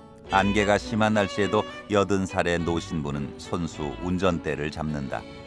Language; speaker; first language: Korean; native; Korean